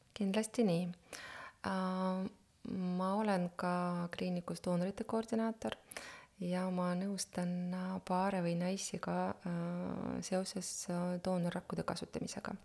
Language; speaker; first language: Estonian; non-native, local second language; Russian